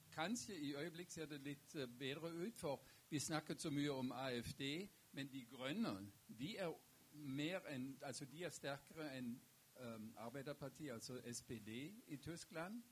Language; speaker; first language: Norwegian; non-native, fluent; German